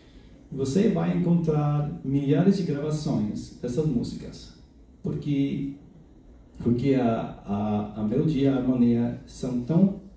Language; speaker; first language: Portuguese; non-native, fluent; English